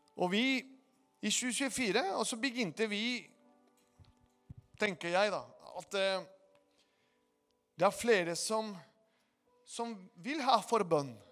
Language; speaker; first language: Norwegian; non-native, fluent; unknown